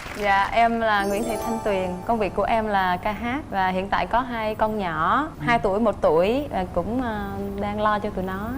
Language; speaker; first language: Vietnamese; native; Vietnamese